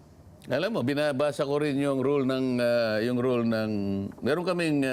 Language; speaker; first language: Filipino; native; Filipino